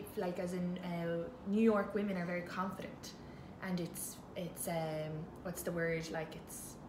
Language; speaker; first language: English; native; English